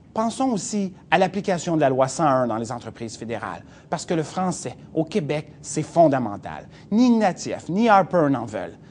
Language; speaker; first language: French; native; French